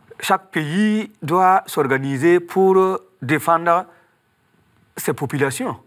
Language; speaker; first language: French; non-native, local second language; Mossi